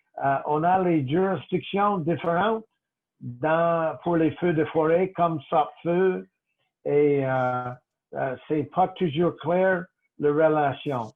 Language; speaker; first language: French; non-native, local second language; English